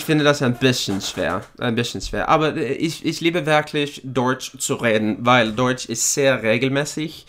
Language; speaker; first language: German; non-native, learner; English